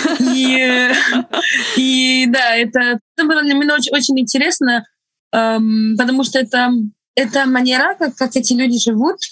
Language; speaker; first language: Russian; non-native, fluent; Estonian